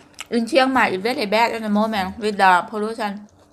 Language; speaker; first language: English; non-native, learner; Northeastern Thai